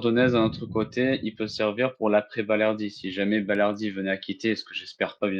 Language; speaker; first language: French; native; French